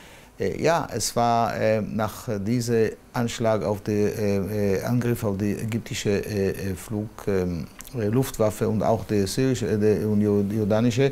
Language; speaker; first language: German; non-native, fluent; Hebrew